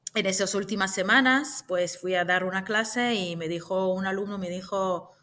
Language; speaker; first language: Spanish; non-native, fluent; Hebrew